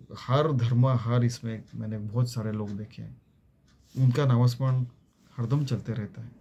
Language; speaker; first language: Hindi; non-native, local second language; Marathi